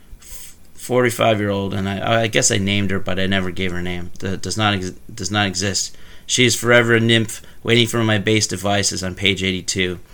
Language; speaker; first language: English; native; English